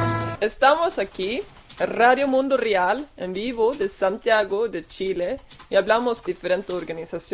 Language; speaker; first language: Spanish; non-native, learner; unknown